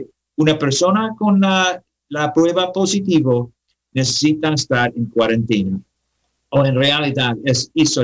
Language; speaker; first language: Spanish; non-native, learner; English